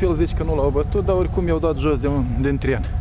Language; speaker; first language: Romanian; native; Romanian